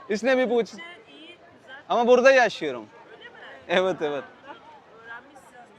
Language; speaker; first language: Turkish; non-native, learner; Urdu